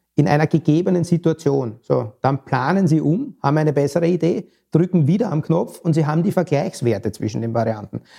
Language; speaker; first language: German; native; German